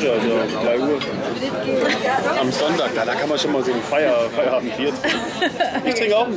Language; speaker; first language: German; native; German